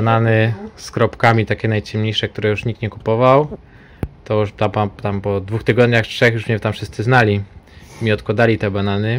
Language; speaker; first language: Polish; native; Polish